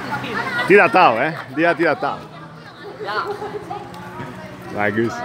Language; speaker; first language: Indonesian; non-native, learner; Spanish